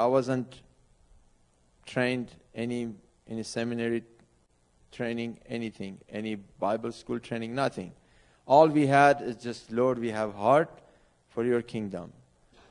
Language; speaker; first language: English; non-native, fluent; Persian